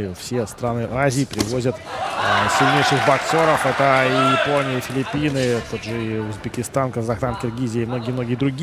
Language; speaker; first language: Russian; native; Russian